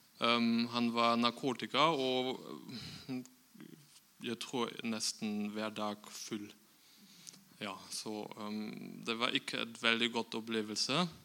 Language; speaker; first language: Norwegian; non-native, fluent; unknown